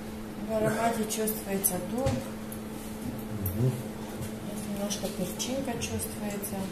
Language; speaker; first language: Russian; non-native, local second language; Romanian